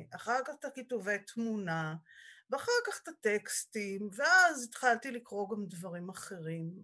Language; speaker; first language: Hebrew; native; Hebrew